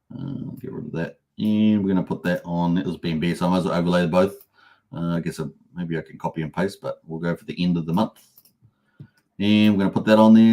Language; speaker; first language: English; native; English